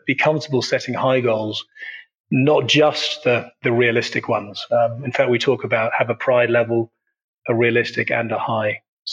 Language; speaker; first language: English; native; English